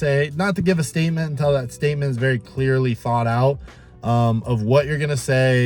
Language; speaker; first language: English; native; English